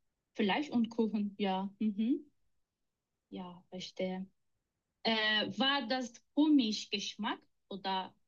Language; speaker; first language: German; non-native, learner; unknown